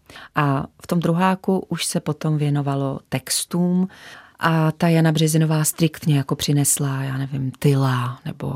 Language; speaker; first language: Czech; native; Czech